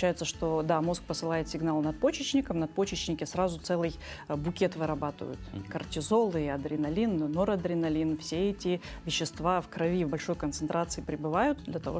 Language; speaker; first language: Russian; native; Russian